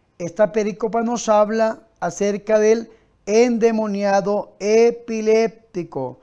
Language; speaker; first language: Spanish; native; Spanish